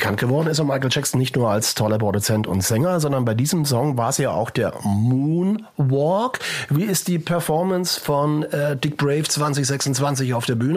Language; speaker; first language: German; native; German